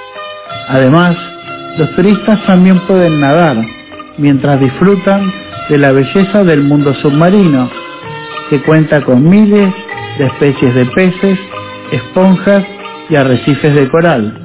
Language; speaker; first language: Spanish; non-native, fluent; Indonesian